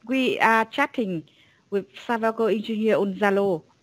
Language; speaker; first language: English; non-native, fluent; Vietnamese